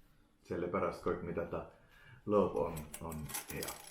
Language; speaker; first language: Estonian; non-native, learner; Finnish